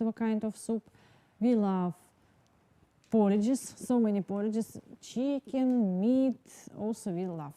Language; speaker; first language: English; non-native, learner; Russian